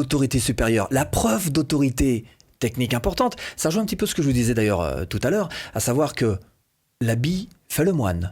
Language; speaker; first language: French; native; French